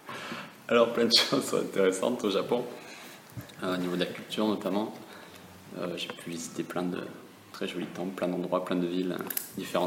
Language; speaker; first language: French; native; French